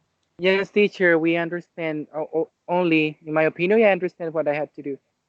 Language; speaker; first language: English; non-native, learner; Spanish